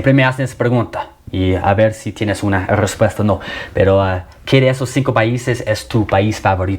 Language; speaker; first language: Spanish; non-native, fluent; English